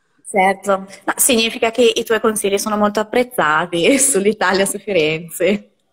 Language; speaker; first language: Italian; native; Italian